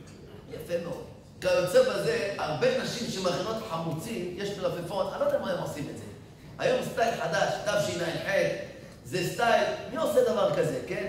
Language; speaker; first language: Hebrew; native; Hebrew